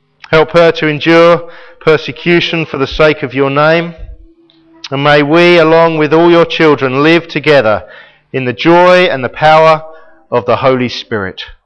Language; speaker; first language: English; native; English